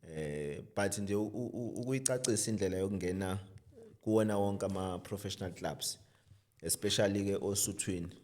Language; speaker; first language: Zulu; native; Zulu